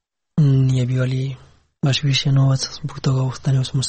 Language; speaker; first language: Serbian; non-native, learner; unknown